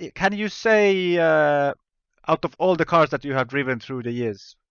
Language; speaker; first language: English; non-native, fluent; Finnish